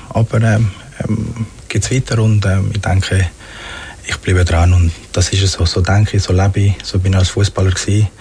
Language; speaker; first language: German; non-native, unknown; Spanish